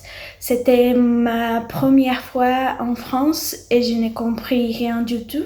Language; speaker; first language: French; non-native, learner; Portuguese